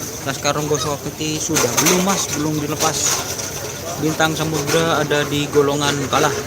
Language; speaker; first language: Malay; non-native, local second language; Madurese